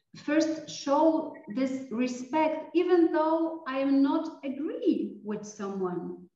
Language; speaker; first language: English; non-native, fluent; Polish